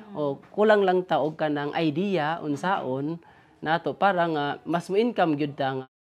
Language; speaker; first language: Cebuano; non-native, local second language; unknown